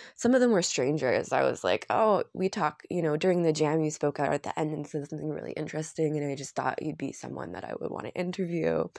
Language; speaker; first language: English; native; English